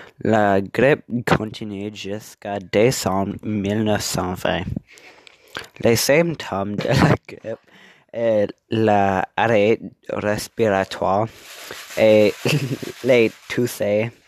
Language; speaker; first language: French; non-native, learner; English